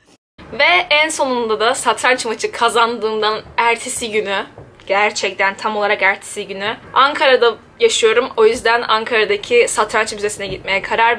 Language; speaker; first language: Turkish; native; Turkish